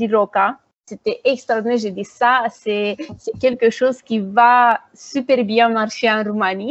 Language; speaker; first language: French; non-native, fluent; Romanian